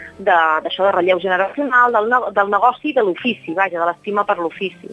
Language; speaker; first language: Catalan; native; Catalan